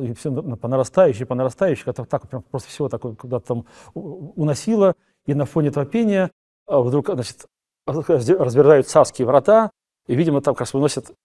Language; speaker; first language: Russian; native; Russian